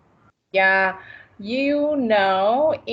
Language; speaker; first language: English; non-native, learner; Vietnamese